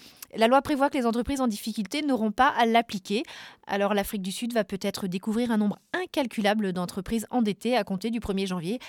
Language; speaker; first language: French; native; French